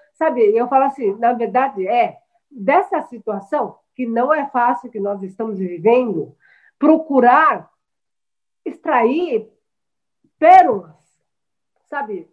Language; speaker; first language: Portuguese; early bilingual, other home language; Chinese